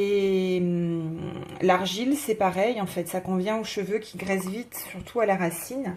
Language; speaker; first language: French; native; French